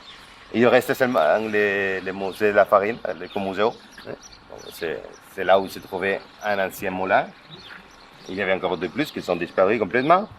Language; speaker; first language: French; non-native, local second language; Catalan